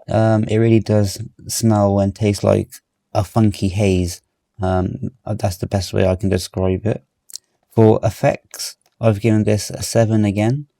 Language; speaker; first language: English; native; English